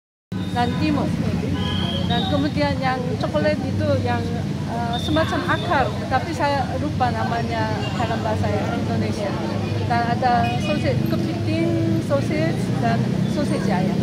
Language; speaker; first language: Indonesian; non-native, fluent; Korean